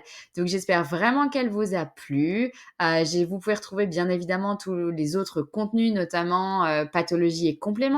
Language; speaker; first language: French; native; French